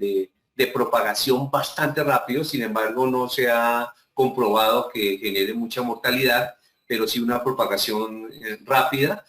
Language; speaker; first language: Spanish; native; Spanish